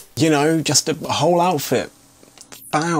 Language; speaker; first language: English; native; English